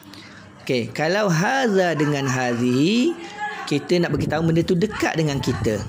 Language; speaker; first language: Malay; native; Malay